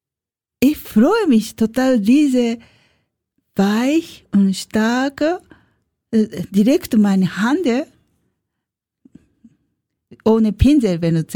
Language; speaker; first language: German; non-native, learner; Japanese